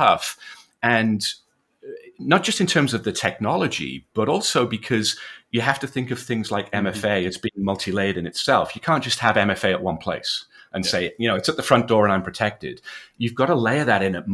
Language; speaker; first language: English; native; English